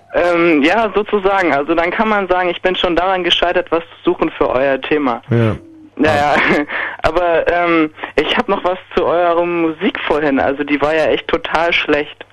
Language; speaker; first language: German; native; German